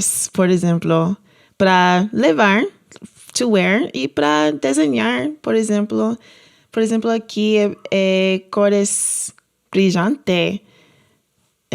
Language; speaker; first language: Portuguese; non-native, learner; English